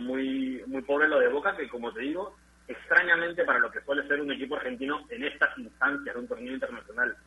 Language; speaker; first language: Spanish; native; Spanish